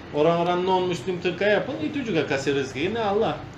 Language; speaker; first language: Indonesian; non-native, fluent; Turkish